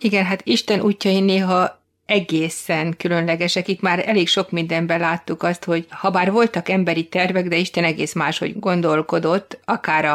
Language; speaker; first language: Hungarian; native; Hungarian